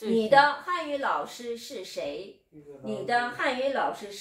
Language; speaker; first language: Chinese; non-native, fluent; Korean